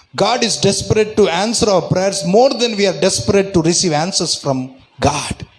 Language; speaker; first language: English; non-native, local second language; Telugu